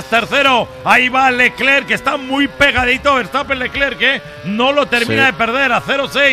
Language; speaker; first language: Spanish; native; Spanish